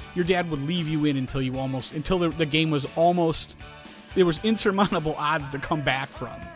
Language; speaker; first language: English; native; English